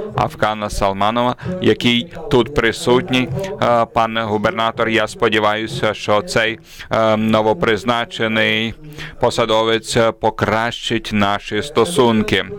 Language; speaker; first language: Ukrainian; non-native, fluent; Azerbaijani